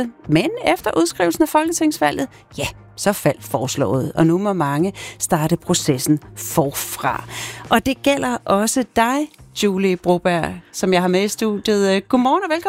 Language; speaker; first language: Danish; native; Danish